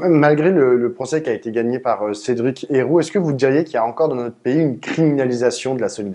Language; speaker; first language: French; native; French